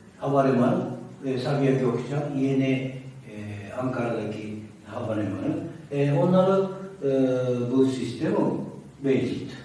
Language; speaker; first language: Turkish; non-native, learner; Japanese